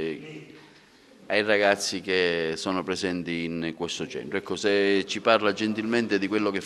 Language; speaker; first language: Italian; native; Italian